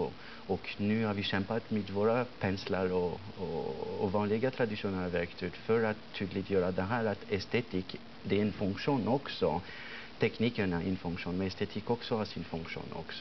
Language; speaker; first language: Swedish; non-native, fluent; French